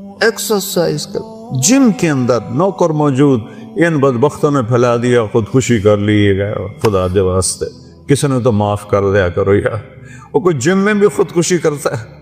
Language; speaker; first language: Urdu; non-native, local second language; Saraiki